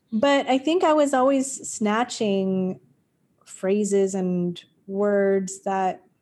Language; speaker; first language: English; native; English